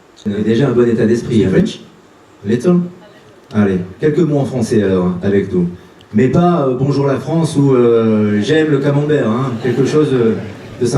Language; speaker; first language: French; native; French